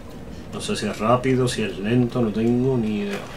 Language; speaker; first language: Spanish; native; Spanish